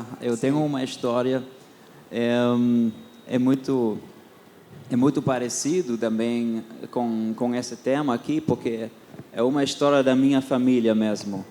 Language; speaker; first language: Portuguese; early bilingual, heritage; Portuguese